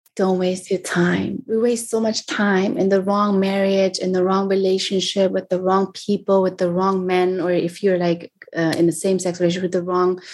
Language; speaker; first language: English; non-native, fluent; German